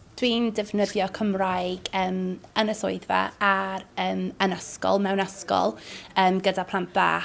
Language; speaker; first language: Welsh; non-native, learner; English